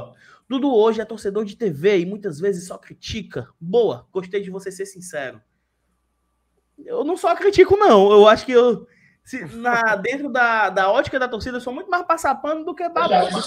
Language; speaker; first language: Portuguese; native; Portuguese